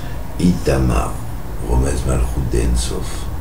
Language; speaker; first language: Hebrew; non-native, fluent; French